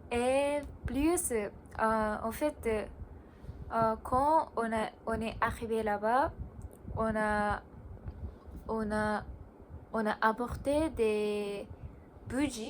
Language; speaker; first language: French; non-native, learner; Japanese